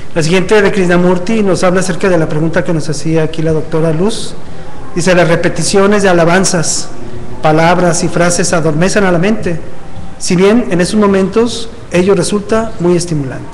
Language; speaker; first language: Spanish; native; Spanish